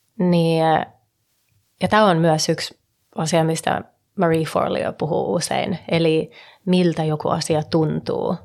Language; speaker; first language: Finnish; early bilingual, heritage; Finnish